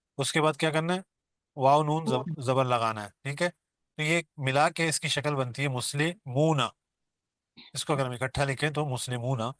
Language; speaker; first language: Urdu; non-native, local second language; Baluchi